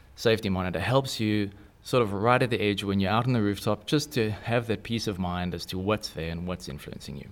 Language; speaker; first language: English; native; English